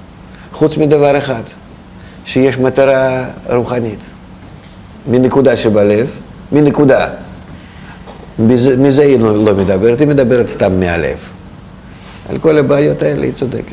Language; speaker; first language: Hebrew; non-native, fluent; Russian